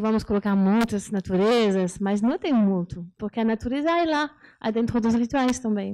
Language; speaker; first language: Portuguese; non-native, learner; French